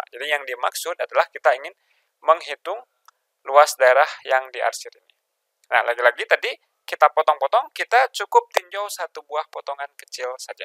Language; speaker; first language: Indonesian; native; Indonesian